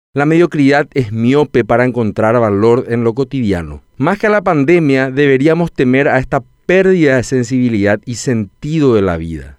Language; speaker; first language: Spanish; native; Spanish